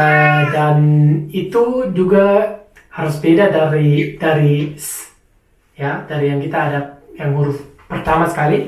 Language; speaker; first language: Indonesian; non-native, fluent; German